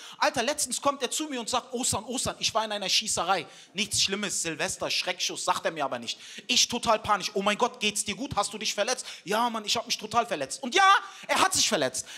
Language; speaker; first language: German; early bilingual, other home language; Turkish